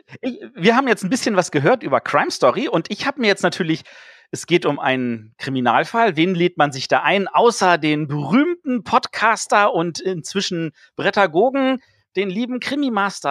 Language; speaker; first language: German; native; German